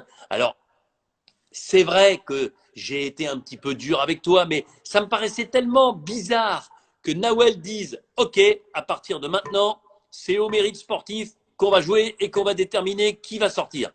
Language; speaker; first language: French; native; French